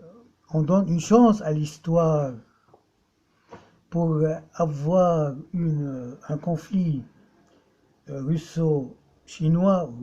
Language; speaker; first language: French; non-native, local second language; Arabic